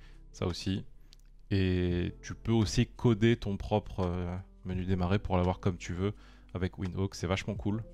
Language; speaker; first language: French; native; French